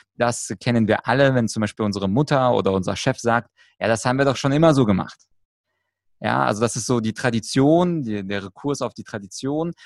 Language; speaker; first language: German; early bilingual, other home language; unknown